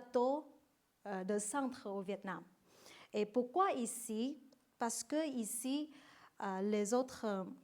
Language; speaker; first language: French; non-native, learner; Vietnamese